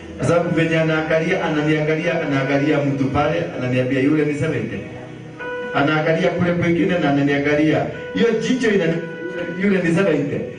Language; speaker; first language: Swahili; non-native, local second language; Kikuyu